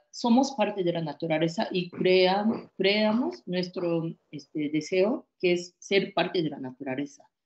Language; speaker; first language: Spanish; non-native, fluent; Japanese